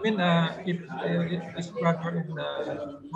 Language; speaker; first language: English; non-native, learner; Indonesian